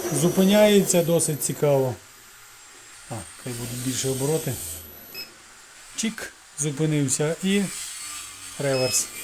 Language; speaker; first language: Ukrainian; native; Ukrainian